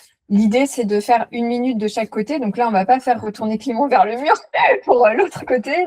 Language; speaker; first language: French; native; French